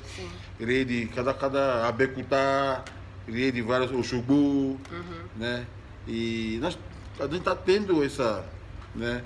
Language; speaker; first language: Portuguese; non-native, fluent; Yoruba